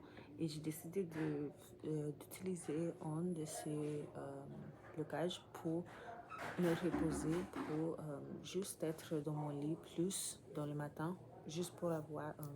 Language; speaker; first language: French; non-native, learner; English